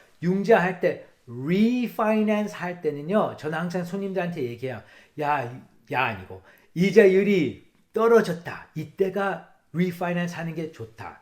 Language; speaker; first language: Korean; early bilingual, heritage; English